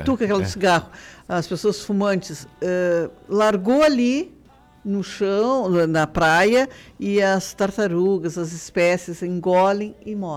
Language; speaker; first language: Portuguese; native; Portuguese